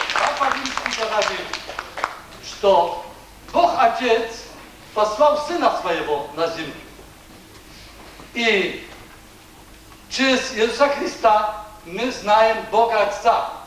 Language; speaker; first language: Russian; non-native, learner; Polish